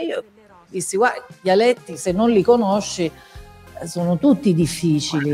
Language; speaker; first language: Italian; native; Italian